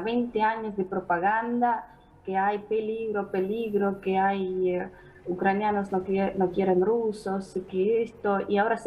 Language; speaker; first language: Spanish; non-native, fluent; Ukrainian